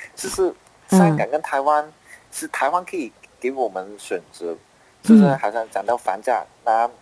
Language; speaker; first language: Chinese; non-native, fluent; Cantonese